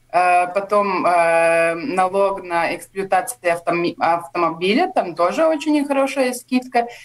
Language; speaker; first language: Russian; non-native, local second language; Latvian